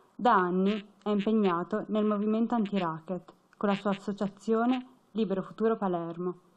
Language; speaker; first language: Italian; native; Italian